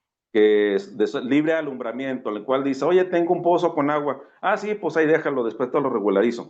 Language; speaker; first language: Spanish; native; Spanish